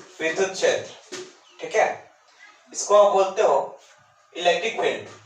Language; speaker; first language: Hindi; native; Hindi